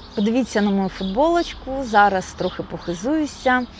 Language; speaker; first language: Ukrainian; non-native, local second language; Russian